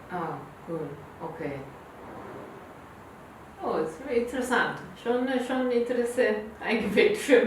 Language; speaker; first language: German; non-native, learner; Korean